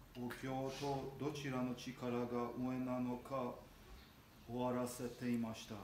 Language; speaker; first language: Japanese; non-native, learner; Armenian